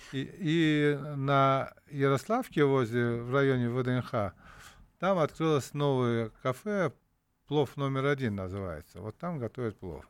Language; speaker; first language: Russian; non-native, local second language; Uzbek